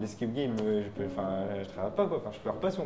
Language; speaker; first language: French; native; French